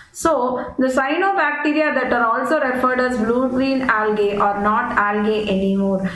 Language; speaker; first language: English; non-native, local second language; Tamil